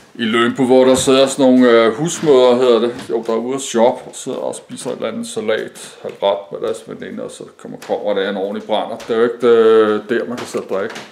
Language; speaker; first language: Danish; native; Danish